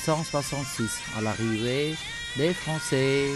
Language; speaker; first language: French; non-native, fluent; Khmer